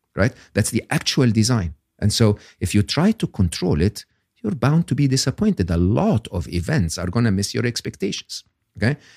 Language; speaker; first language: English; non-native, fluent; Arabic